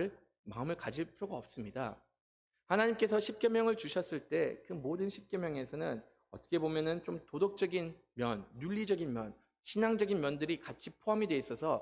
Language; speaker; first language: Korean; native; Korean